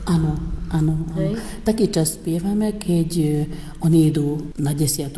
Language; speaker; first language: Slovak; early bilingual, heritage; Slovak